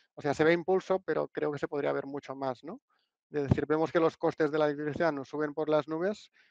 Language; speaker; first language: Spanish; non-native, local second language; Catalan